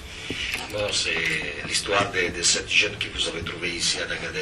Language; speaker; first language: French; non-native, fluent; Italian